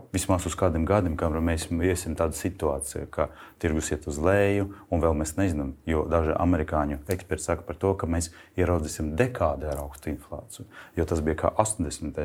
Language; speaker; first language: Latvian; non-native, local second language; Russian